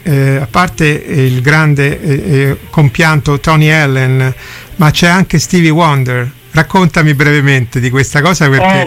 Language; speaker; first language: Italian; native; Italian